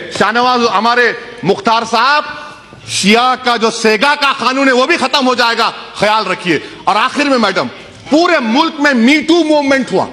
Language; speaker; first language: Urdu; native; Urdu